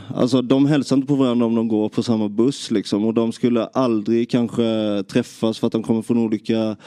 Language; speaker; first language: Swedish; native; Swedish